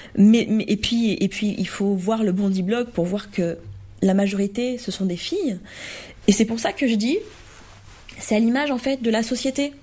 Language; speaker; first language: French; native; French